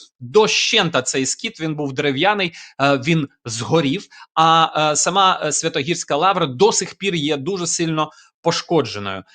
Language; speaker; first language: Ukrainian; native; Ukrainian